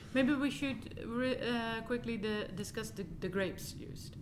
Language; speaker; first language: English; non-native, fluent; Dutch